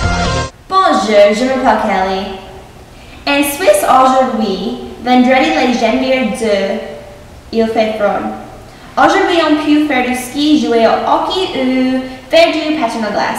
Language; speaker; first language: French; non-native, learner; English